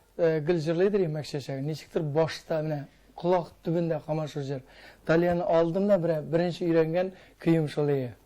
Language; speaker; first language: Tatar; early bilingual, heritage; Tatar